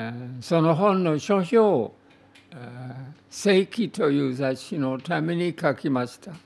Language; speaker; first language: Japanese; non-native, fluent; English